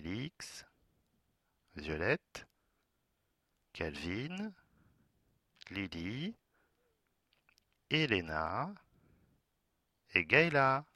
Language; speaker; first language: French; native; French